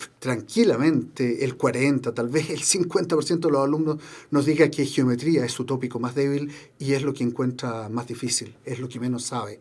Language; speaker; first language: Spanish; native; Spanish